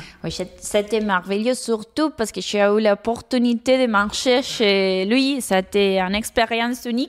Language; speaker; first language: French; non-native, fluent; Spanish